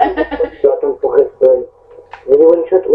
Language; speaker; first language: French; native; French